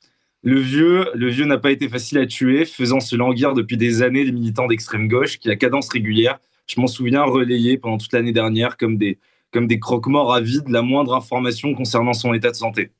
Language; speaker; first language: French; native; French